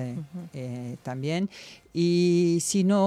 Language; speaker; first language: Catalan; non-native, local second language; Spanish